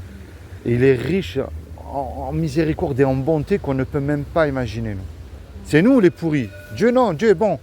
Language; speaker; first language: French; native; French